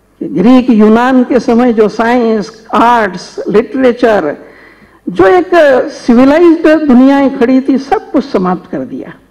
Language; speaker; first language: Hindi; native; Hindi